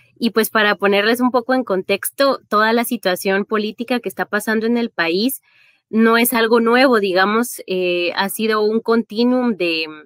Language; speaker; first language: Spanish; native; Spanish